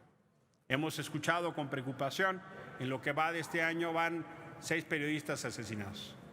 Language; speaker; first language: Spanish; native; Spanish